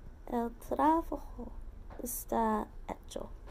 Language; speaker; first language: Spanish; non-native, learner; English